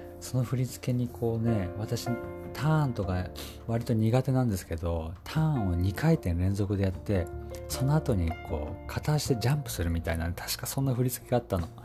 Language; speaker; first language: Japanese; native; Japanese